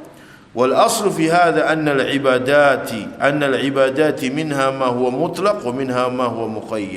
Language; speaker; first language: Arabic; non-native, fluent; Indonesian